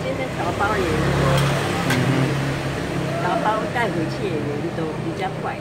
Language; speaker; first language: Chinese; non-native, local second language; Min Nan Chinese